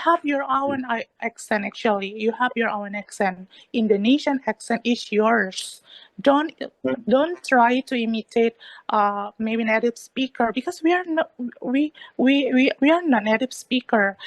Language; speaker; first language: English; non-native, learner; Indonesian